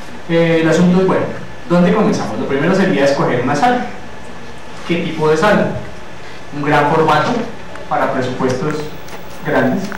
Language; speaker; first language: Spanish; native; Spanish